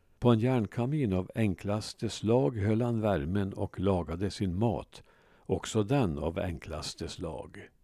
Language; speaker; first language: Swedish; native; Swedish